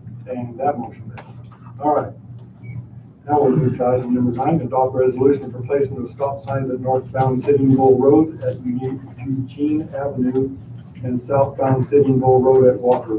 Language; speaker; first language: English; native; English